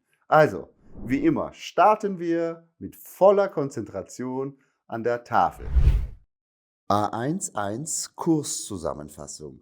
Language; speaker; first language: German; non-native, fluent; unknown